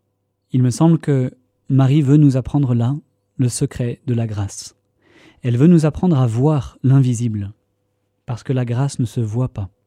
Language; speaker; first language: French; native; French